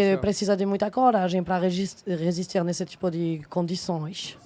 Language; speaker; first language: Portuguese; non-native, fluent; French